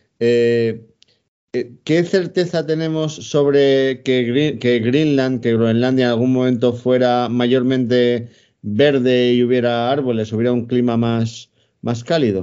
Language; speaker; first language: Spanish; native; Spanish